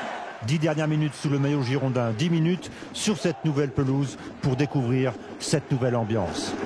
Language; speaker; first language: French; native; French